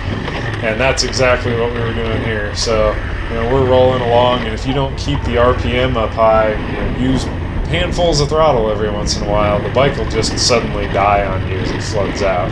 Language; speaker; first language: English; native; English